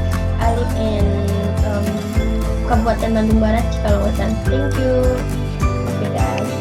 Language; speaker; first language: English; non-native, learner; Indonesian